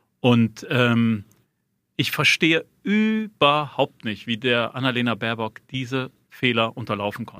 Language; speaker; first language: German; native; German